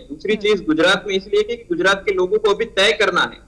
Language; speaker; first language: Hindi; non-native, local second language; Gujarati